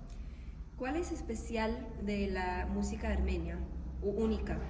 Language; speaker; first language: Spanish; non-native, learner; English